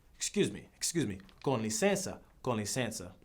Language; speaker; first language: Portuguese; non-native, learner; English